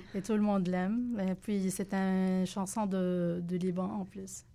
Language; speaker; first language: French; non-native, local second language; Arabic